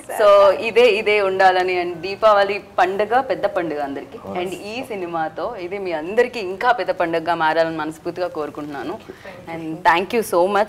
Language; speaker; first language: Telugu; native; Telugu